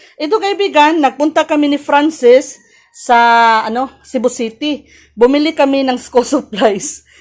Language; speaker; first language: Filipino; non-native, local second language; Cebuano